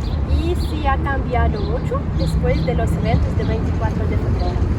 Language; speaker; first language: Spanish; non-native, fluent; Russian